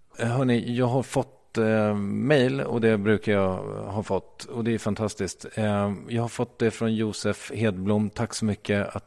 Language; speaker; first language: Swedish; native; Swedish